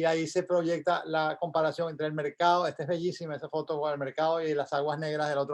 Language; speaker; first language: Spanish; native; Spanish